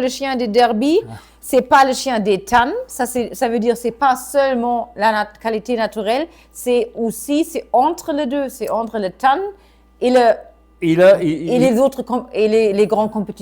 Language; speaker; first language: French; non-native, fluent; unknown